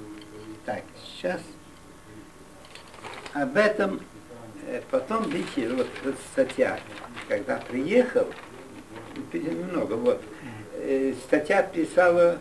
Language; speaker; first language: Russian; non-native, fluent; Yiddish